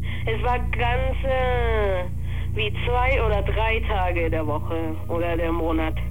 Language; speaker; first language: German; non-native, learner; Spanish